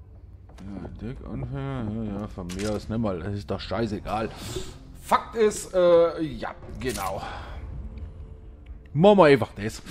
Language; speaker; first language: German; native; German